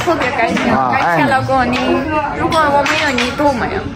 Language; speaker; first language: Chinese; non-native, learner; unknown